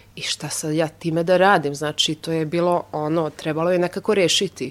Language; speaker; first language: Serbian; non-native, local second language; Hungarian